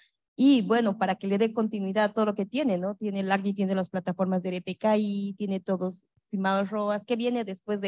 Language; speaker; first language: Spanish; native; Spanish